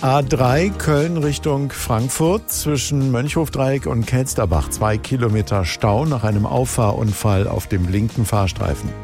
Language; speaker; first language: German; native; German